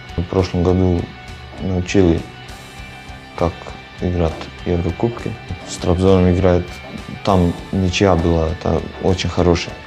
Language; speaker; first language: Russian; non-native, learner; Serbian